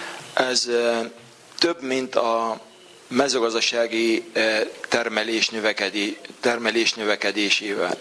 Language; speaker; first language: Hungarian; non-native, fluent; Arabic